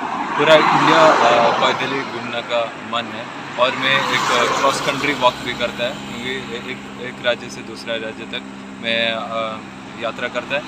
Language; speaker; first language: Hindi; non-native, local second language; Malayalam